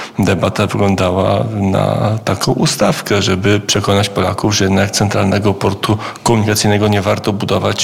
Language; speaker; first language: Polish; native; Polish